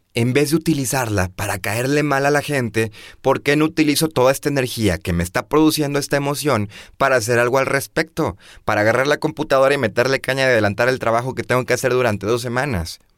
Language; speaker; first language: Spanish; native; Spanish